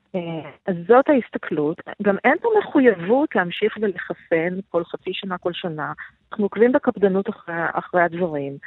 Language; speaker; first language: Hebrew; native; Hebrew